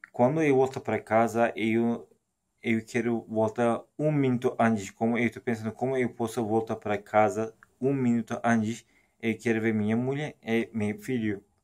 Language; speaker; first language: Portuguese; non-native, learner; Turkish